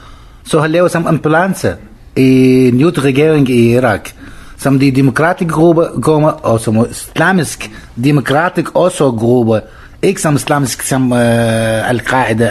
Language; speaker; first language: Danish; non-native, learner; Arabic